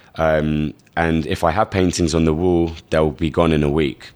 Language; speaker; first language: English; native; English